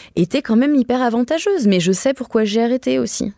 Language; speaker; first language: French; native; French